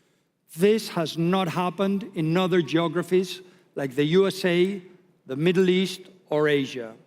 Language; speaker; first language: English; non-native, fluent; Spanish